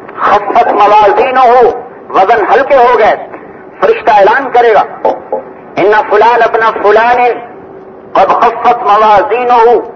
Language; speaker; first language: Urdu; non-native, local second language; Punjabi